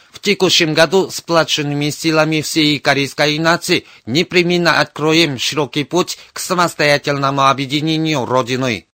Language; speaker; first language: Russian; non-native, fluent; Korean